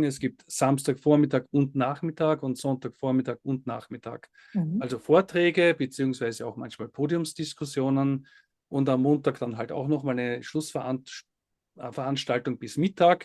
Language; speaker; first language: German; native; German